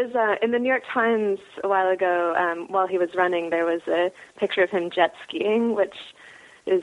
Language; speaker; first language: English; native; English